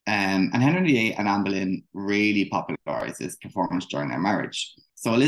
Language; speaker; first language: English; native; English